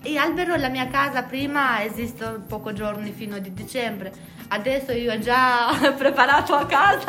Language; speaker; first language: Italian; non-native, learner; Albanian